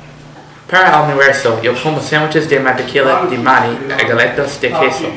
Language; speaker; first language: Spanish; non-native, learner; English